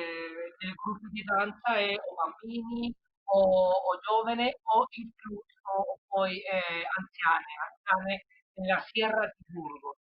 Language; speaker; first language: Italian; non-native, learner; Spanish